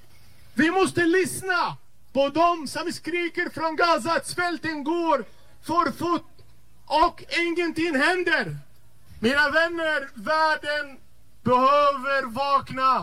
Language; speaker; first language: Swedish; non-native, fluent; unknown